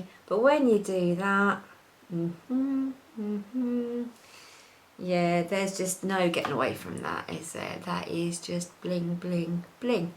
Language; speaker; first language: English; native; English